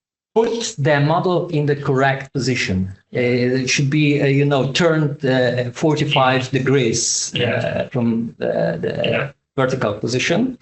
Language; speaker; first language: English; non-native, learner; Polish